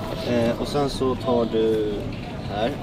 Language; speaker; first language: Swedish; native; Swedish